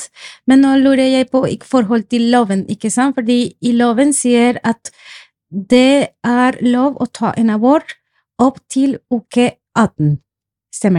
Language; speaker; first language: Norwegian; non-native, fluent; Spanish